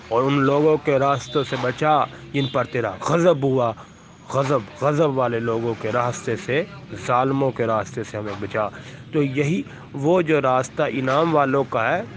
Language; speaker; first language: Urdu; non-native, local second language; Punjabi